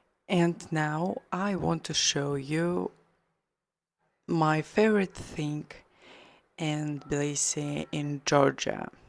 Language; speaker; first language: English; non-native, fluent; Georgian